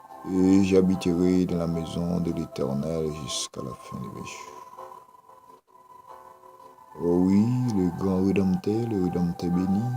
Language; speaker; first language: French; non-native, local second language; Haitian Creole